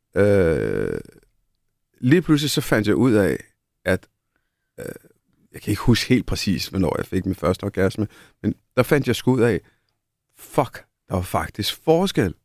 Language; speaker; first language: Danish; early bilingual, other home language; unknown